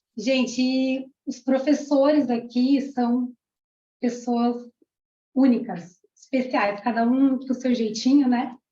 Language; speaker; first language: Portuguese; early bilingual, other home language; Spanish